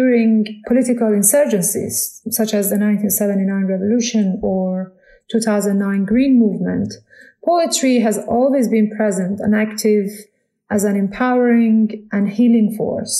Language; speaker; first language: English; non-native, fluent; Persian